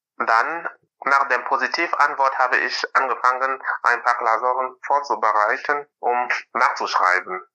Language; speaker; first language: German; non-native, fluent; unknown